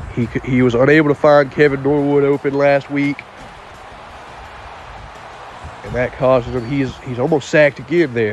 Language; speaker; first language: English; native; English